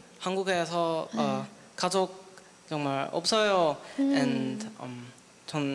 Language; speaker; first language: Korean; non-native, learner; English